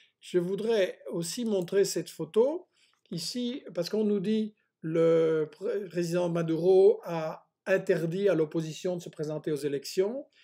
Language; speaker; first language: French; native; French